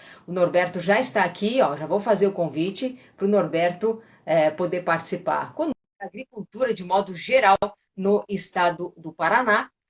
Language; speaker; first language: Portuguese; native; Portuguese